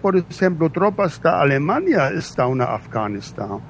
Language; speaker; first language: Portuguese; non-native, fluent; German